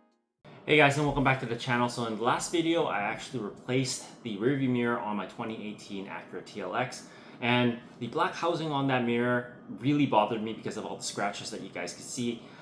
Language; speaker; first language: English; native; English